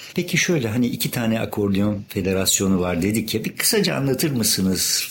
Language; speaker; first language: Turkish; native; Turkish